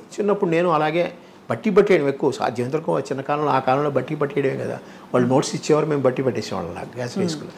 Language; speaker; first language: Telugu; native; Telugu